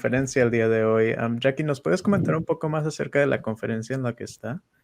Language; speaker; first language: Spanish; native; Spanish